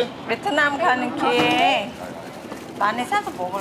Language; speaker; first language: Korean; non-native, fluent; Vietnamese